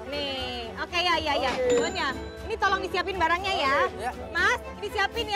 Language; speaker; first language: Indonesian; native; Indonesian